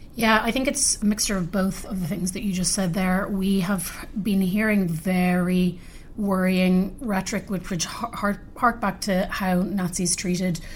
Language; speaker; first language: English; native; English